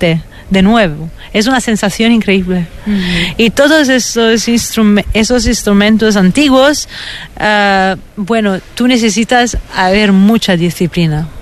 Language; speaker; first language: Spanish; non-native, fluent; Italian